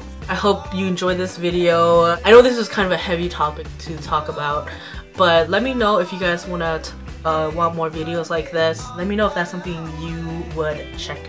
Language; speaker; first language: English; early bilingual, other home language; Hmong